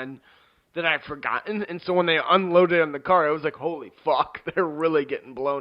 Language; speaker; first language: English; native; English